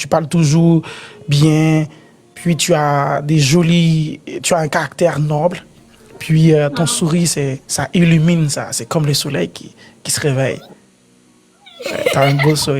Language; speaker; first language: French; non-native, local second language; Haitian Creole